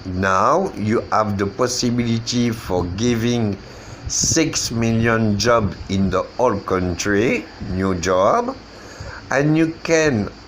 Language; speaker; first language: English; non-native, learner; French